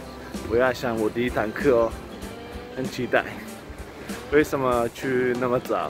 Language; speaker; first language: Chinese; non-native, fluent; Swedish